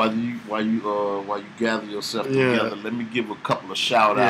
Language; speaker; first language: English; native; English